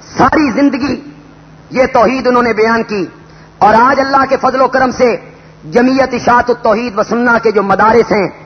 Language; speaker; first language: Urdu; non-native, local second language; Punjabi